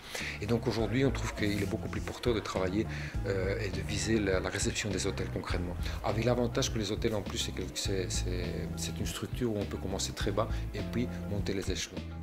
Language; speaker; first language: French; native; French